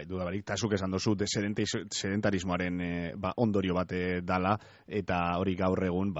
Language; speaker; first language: Basque; native; Basque